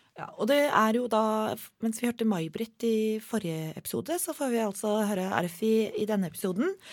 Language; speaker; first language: Norwegian; native; Norwegian